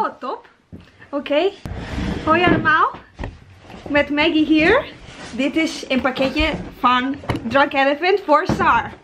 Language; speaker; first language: Dutch; non-native, learner; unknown